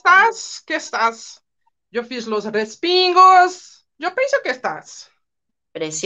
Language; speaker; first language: Spanish; non-native, fluent; Portuguese